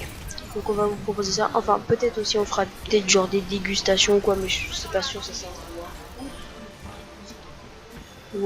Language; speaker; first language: French; native; French